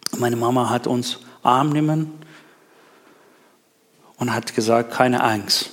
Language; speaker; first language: German; non-native, learner; Persian